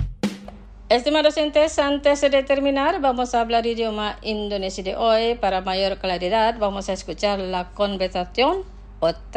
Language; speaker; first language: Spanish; non-native, fluent; Indonesian